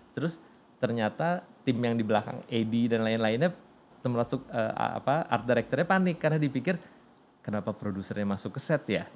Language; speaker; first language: Indonesian; native; Indonesian